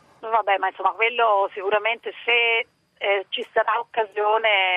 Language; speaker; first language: Italian; native; Italian